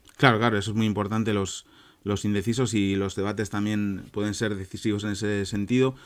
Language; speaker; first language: Spanish; native; Spanish